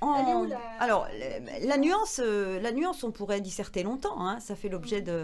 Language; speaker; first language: French; native; French